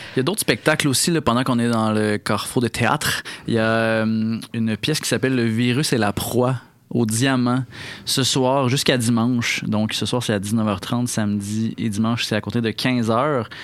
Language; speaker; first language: French; native; French